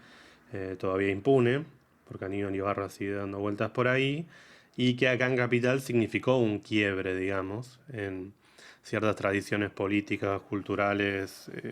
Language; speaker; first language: Spanish; native; Spanish